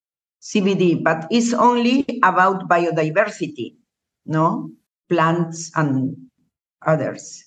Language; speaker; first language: English; non-native, learner; Spanish